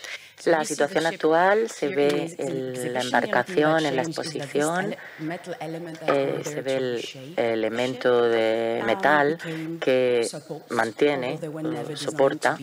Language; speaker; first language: Spanish; non-native, fluent; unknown